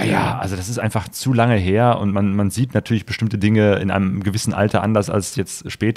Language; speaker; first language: German; native; German